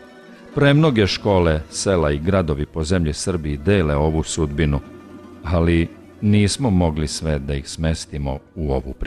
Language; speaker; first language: Serbian; native; Serbian